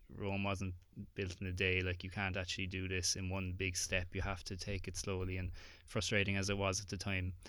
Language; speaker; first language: English; native; English